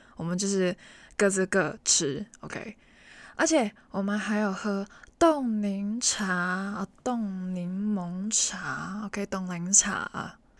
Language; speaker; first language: Chinese; non-native, local second language; Cantonese